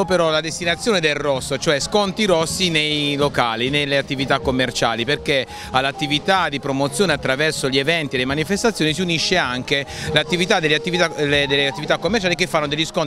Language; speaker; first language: Italian; native; Italian